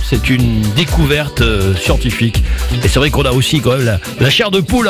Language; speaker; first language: French; native; French